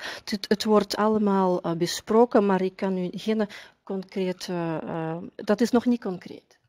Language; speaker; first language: Dutch; non-native, fluent; Russian